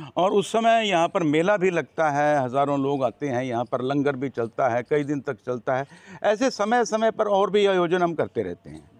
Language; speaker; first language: Hindi; native; Hindi